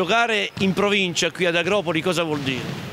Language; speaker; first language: Italian; native; Italian